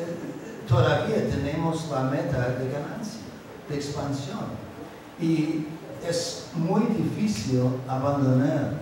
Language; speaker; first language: Spanish; non-native, fluent; English